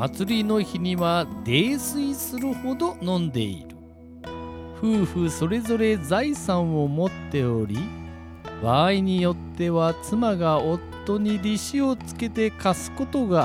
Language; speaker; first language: Japanese; native; Japanese